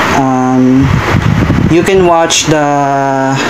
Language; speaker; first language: English; non-native, local second language; Filipino